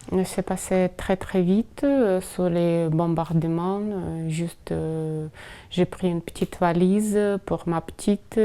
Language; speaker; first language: French; non-native, fluent; Ukrainian